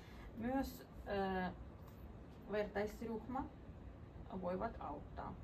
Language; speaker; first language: Finnish; non-native, fluent; Russian